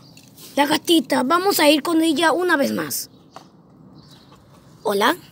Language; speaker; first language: Spanish; native; Spanish